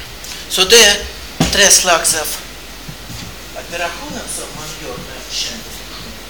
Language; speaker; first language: Swedish; non-native, fluent; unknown